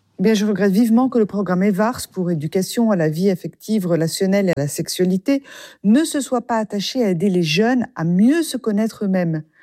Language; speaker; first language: French; native; French